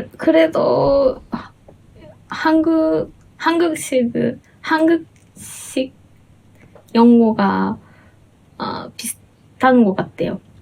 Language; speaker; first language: Korean; non-native, fluent; Japanese